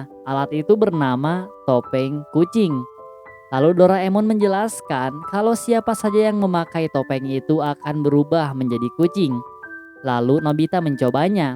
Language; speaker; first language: Indonesian; native; Indonesian